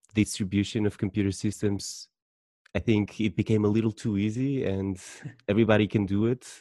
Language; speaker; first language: English; non-native, fluent; Portuguese